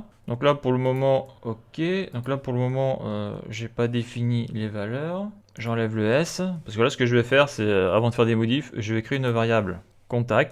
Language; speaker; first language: French; native; French